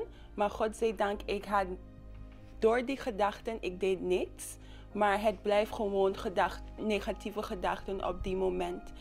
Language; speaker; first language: Dutch; non-native, local second language; English